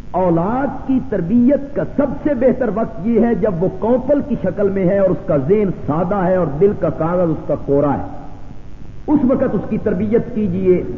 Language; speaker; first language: Urdu; non-native, local second language; Punjabi